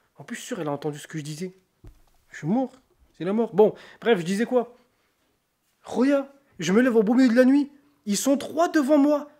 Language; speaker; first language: French; native; French